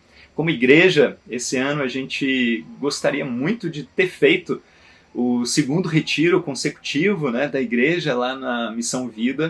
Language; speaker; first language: Portuguese; native; Portuguese